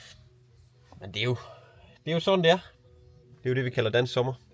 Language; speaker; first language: Danish; native; Danish